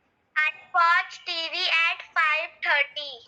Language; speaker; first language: English; non-native, learner; Hindi